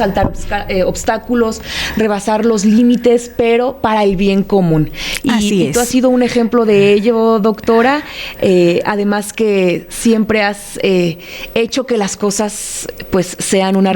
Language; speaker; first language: Spanish; native; Spanish